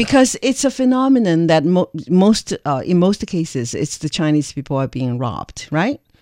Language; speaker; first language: English; non-native, fluent; Chinese